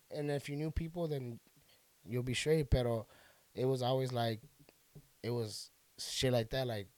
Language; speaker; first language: English; early bilingual, other home language; Spanish